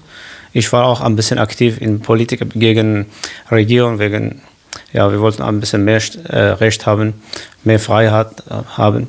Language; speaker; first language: German; non-native, learner; Kurdish